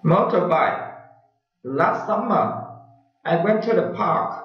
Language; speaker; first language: English; non-native, learner; Vietnamese